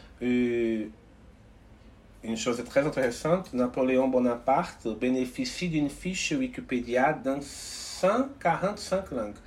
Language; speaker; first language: French; non-native, learner; Portuguese